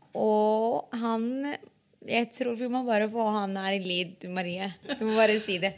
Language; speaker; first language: Norwegian; non-native, fluent; Arabic